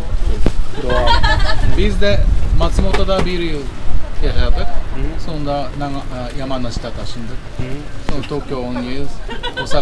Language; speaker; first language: Turkish; non-native, learner; Japanese